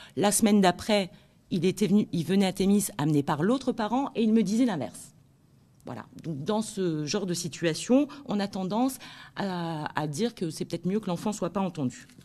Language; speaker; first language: French; native; French